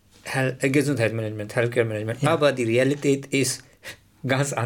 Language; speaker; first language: German; non-native, learner; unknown